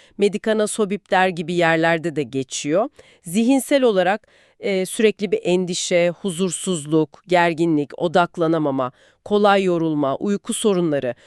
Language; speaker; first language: Turkish; native; Turkish